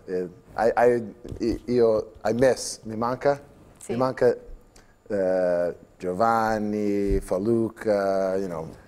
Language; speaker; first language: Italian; non-native, learner; English